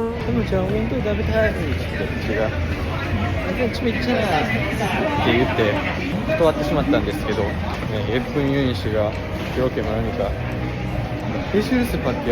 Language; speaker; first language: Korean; non-native, learner; Japanese